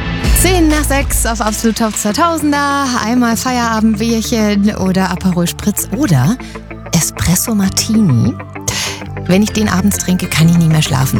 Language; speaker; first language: German; native; German